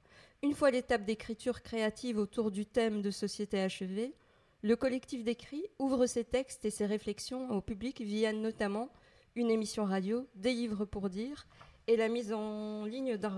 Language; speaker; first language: French; native; French